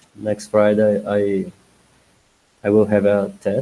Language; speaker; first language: English; non-native, learner; Portuguese